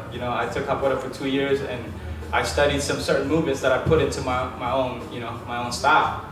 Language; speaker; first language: English; native; English